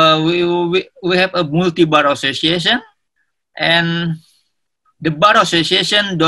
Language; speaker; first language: English; non-native, learner; Indonesian